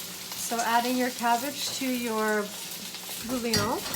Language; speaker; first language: English; native; English